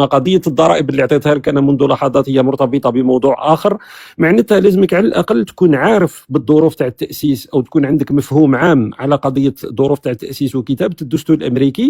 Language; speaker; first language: Arabic; native; Arabic